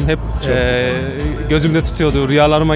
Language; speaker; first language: Turkish; native; Turkish